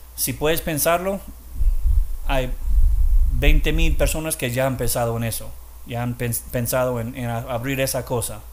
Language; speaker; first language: Spanish; non-native, fluent; English